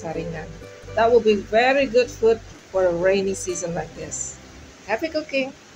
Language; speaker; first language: English; non-native, fluent; Indonesian